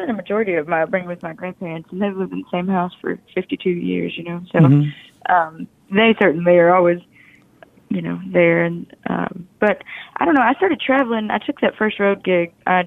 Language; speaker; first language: English; native; English